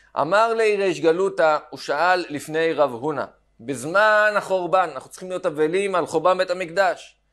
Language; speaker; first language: Hebrew; native; Hebrew